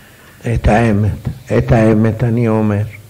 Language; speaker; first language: Hebrew; non-native, fluent; Arabic